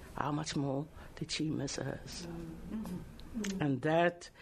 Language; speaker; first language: English; non-native, local second language; Afrikaans